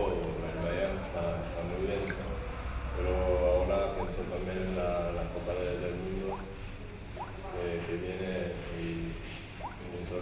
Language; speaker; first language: Spanish; non-native, learner; French